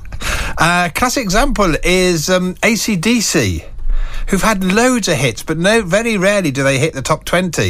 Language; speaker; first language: English; native; English